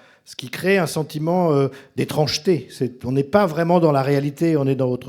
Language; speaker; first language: French; native; French